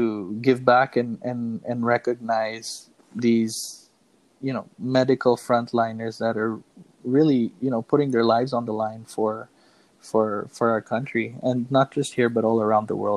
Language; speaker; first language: English; non-native, local second language; Filipino